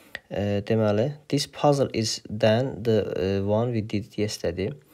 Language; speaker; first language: English; non-native, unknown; Azerbaijani